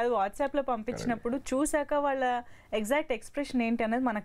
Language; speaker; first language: Telugu; native; Telugu